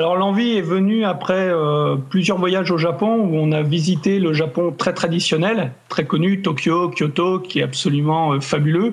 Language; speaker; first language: French; native; French